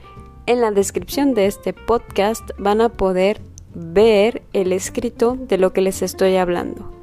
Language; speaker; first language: Spanish; non-native, fluent; French